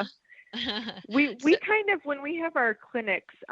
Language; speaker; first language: English; native; English